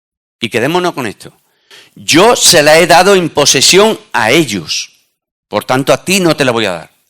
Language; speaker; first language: Spanish; native; Spanish